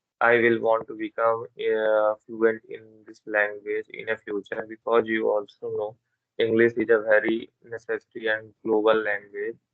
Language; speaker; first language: English; non-native, learner; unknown